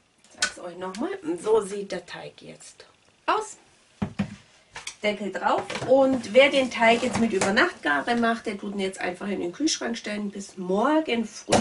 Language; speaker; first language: German; native; German